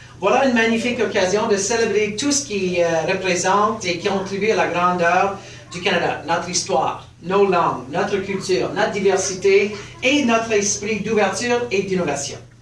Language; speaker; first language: French; early bilingual, heritage; French